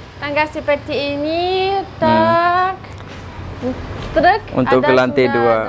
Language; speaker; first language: Indonesian; non-native, learner; French